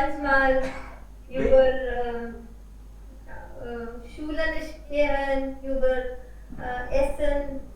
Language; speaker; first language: German; non-native, learner; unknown